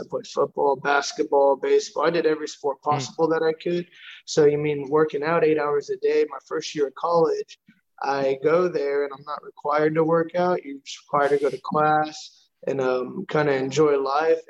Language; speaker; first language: English; native; English